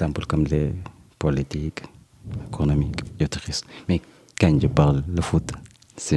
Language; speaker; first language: French; non-native, learner; Arabic